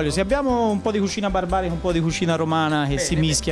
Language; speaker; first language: Italian; native; Italian